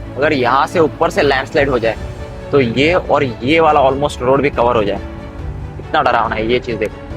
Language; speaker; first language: Hindi; non-native, local second language; Kannada